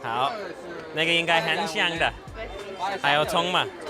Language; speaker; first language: Chinese; non-native, learner; English